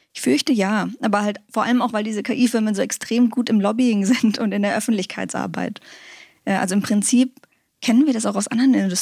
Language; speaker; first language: German; native; German